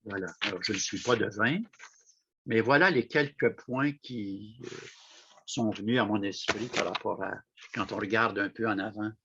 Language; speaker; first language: French; native; French